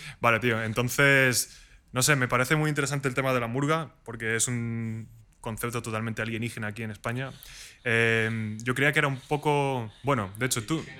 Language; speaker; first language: Spanish; native; Spanish